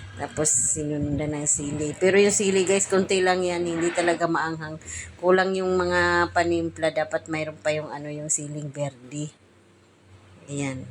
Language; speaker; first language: Filipino; non-native, local second language; Cebuano